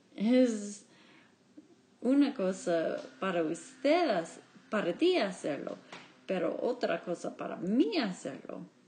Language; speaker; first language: Spanish; non-native, learner; English